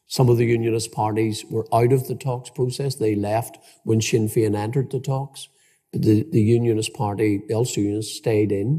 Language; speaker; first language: English; native; English